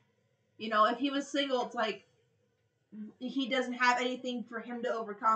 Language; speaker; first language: English; native; English